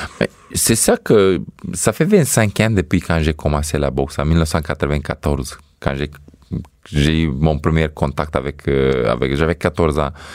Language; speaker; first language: French; non-native, fluent; Romanian